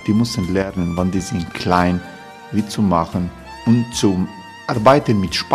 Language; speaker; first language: German; non-native, learner; Croatian